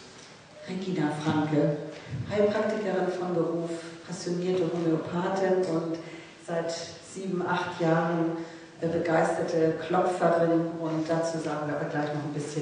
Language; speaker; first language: German; native; German